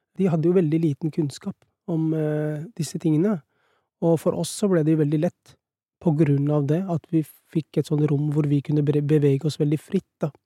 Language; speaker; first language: Norwegian; early bilingual, other home language; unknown